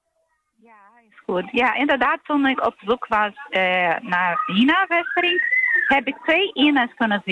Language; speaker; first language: Dutch; non-native, learner; Portuguese